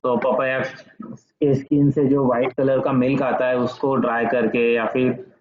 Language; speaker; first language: Hindi; non-native, local second language; Marathi